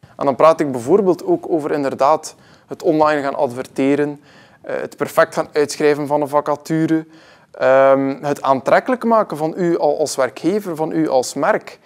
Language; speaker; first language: Dutch; native; Dutch